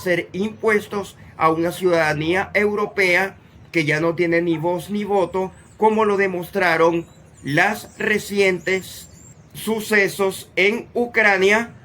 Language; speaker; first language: Spanish; native; Spanish